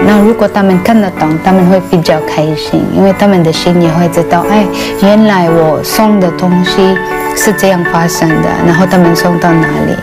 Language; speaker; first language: Chinese; non-native, fluent; Cebuano